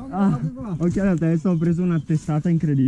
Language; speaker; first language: Italian; native; Italian